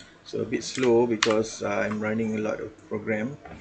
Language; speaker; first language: English; non-native, local second language; Malay